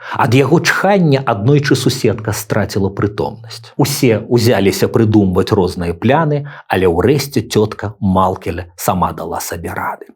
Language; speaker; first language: Belarusian; native; Belarusian